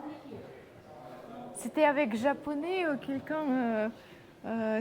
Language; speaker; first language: French; non-native, learner; Russian